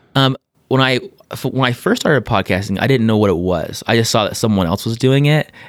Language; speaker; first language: English; native; English